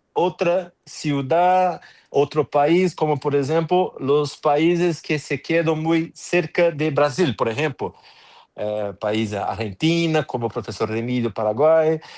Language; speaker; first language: Spanish; non-native, fluent; Portuguese